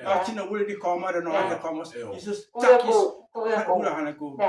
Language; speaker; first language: Danish; non-native, fluent; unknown